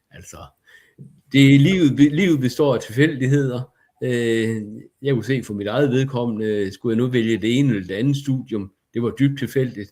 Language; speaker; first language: Danish; native; Danish